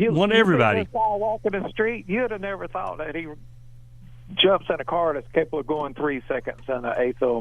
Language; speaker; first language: English; native; English